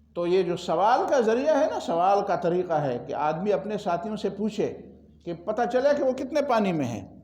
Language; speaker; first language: Urdu; non-native, local second language; Pashto